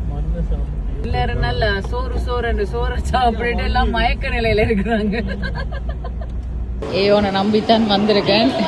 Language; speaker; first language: Tamil; native; Tamil